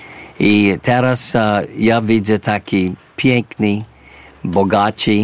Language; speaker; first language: Polish; early bilingual, heritage; English